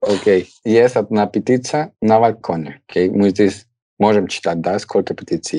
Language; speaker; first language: Russian; non-native, fluent; Spanish